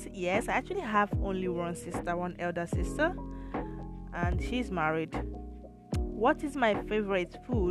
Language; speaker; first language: English; non-native, local second language; Igbo